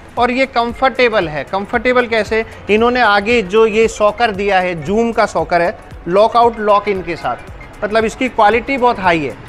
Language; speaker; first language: Hindi; native; Hindi